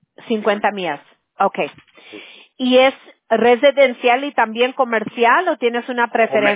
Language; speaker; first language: Spanish; early bilingual, heritage; Spanish